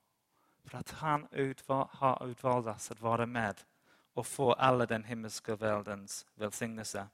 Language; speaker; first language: Swedish; non-native, fluent; English